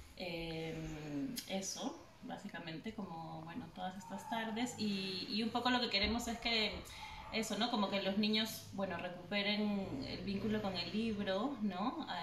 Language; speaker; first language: Spanish; native; Spanish